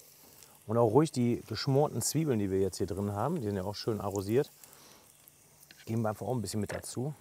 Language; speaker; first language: German; native; German